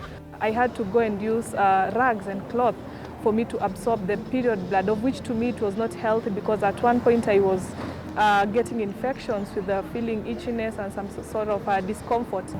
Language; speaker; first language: English; non-native, local second language; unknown